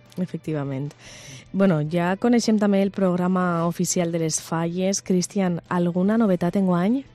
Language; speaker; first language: Catalan; native; Catalan